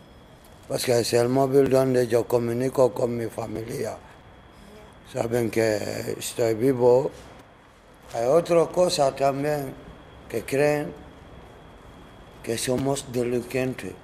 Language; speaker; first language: Spanish; non-native, learner; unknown